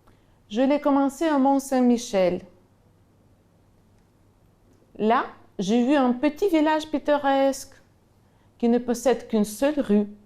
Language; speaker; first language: French; non-native, fluent; Ukrainian